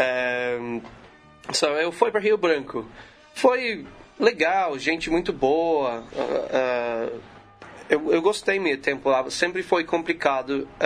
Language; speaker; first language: Portuguese; non-native, learner; English